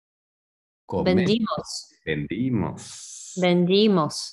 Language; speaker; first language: Spanish; non-native, learner; English